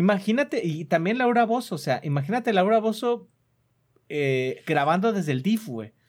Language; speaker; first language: Spanish; native; Spanish